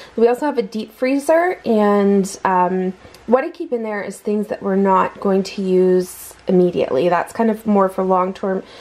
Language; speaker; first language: English; native; English